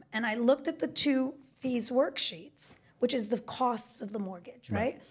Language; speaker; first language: English; native; English